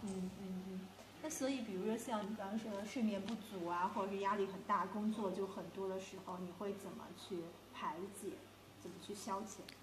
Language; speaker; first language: Chinese; native; Chinese